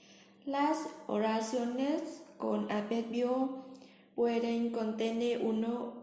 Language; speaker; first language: Spanish; non-native, learner; Vietnamese